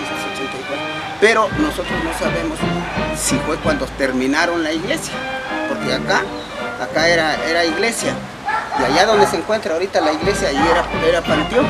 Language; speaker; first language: Spanish; native; Spanish